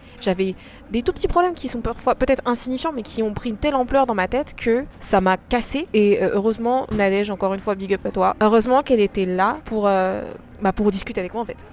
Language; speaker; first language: French; native; French